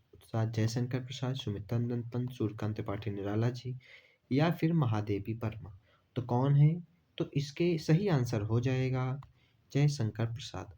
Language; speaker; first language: Hindi; native; Hindi